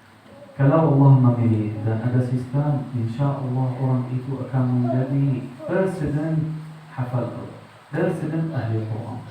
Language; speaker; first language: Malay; non-native, learner; Arabic